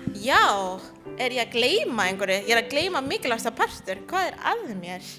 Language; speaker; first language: Icelandic; non-native, learner; Spanish